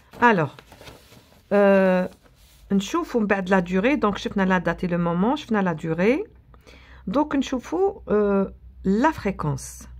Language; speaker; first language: French; non-native, local second language; Arabic